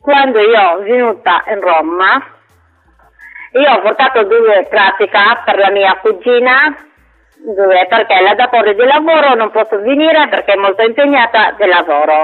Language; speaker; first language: Italian; non-native, learner; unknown